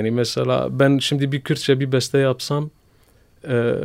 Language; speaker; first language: Turkish; non-native, fluent; Kurdish